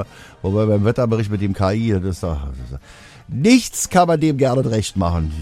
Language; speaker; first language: German; native; German